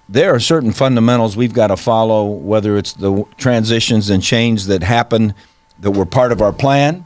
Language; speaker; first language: English; native; English